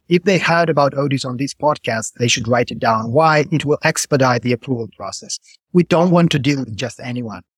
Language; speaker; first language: English; non-native, fluent; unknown